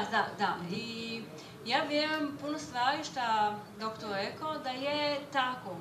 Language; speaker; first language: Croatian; non-native, learner; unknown